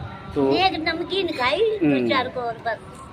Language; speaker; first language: Hindi; native; Hindi